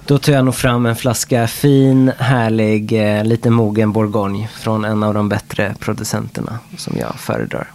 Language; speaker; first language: Swedish; non-native, fluent; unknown